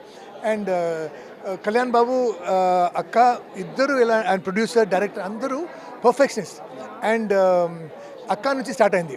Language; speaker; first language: Telugu; non-native, fluent; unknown